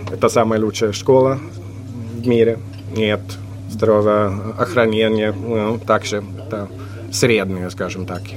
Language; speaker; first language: Russian; non-native, fluent; Swedish